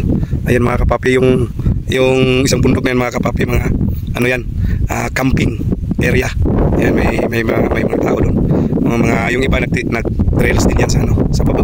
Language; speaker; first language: Filipino; non-native, local second language; Cebuano